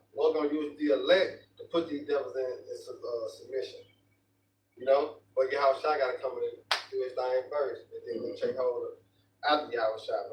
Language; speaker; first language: English; native; English